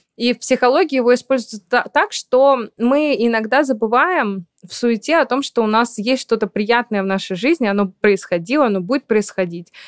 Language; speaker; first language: Russian; native; Russian